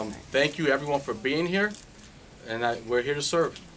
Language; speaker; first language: English; early bilingual, other home language; Spanish